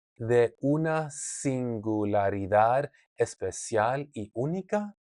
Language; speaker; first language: Spanish; non-native, learner; English